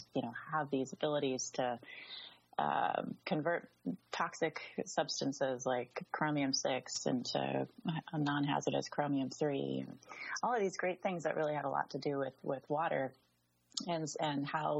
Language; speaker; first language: English; native; English